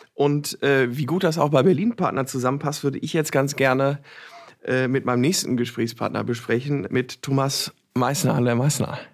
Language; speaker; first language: German; native; German